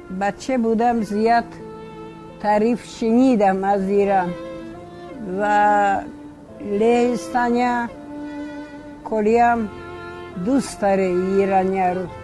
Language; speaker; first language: Persian; early bilingual, other home language; Polish